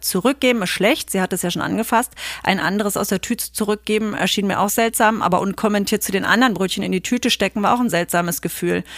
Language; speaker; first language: German; native; German